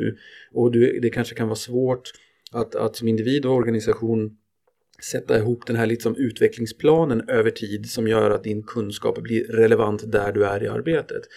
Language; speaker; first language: Swedish; native; Swedish